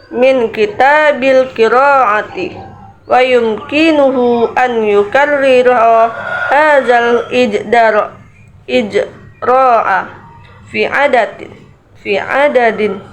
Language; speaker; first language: Arabic; non-native, learner; Indonesian